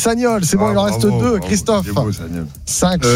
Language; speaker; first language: French; native; French